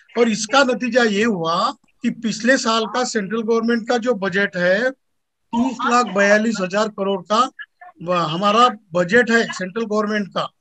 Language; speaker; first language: Hindi; non-native, local second language; Marathi